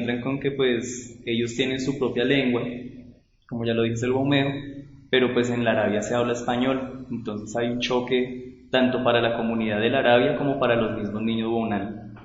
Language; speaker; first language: Spanish; native; Spanish